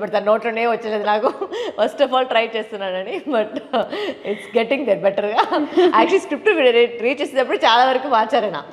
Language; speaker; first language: Telugu; non-native, local second language; Tamil